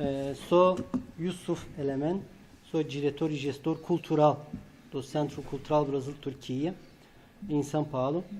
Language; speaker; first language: Portuguese; non-native, fluent; Turkish